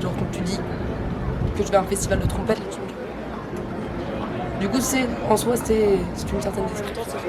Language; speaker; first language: French; native; French